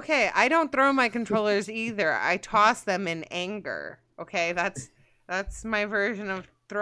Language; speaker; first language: English; native; English